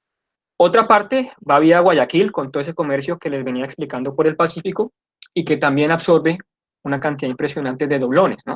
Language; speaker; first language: Spanish; native; Spanish